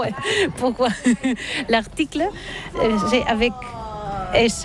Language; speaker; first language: French; non-native, learner; Catalan